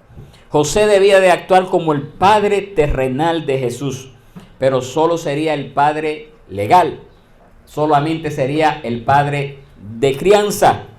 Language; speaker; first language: Spanish; native; Spanish